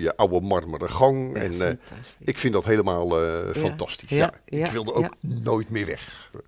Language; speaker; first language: Dutch; native; Dutch